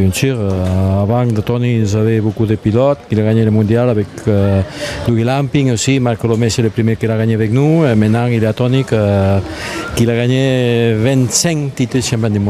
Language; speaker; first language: French; non-native, fluent; Spanish